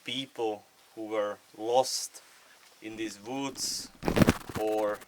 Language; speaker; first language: English; non-native, fluent; Slovak